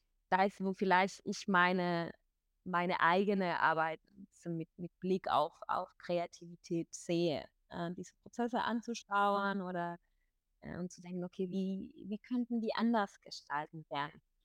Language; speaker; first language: German; non-native, fluent; Spanish